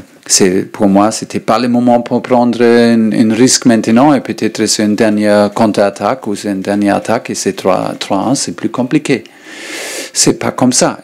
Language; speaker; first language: French; non-native, learner; German